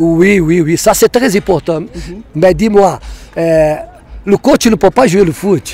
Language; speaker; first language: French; non-native, fluent; Portuguese